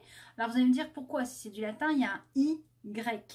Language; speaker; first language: French; native; French